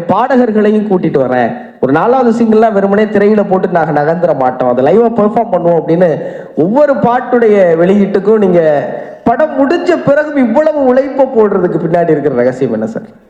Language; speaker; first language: Tamil; native; Tamil